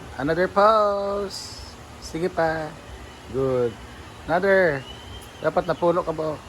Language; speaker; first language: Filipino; non-native, local second language; Cebuano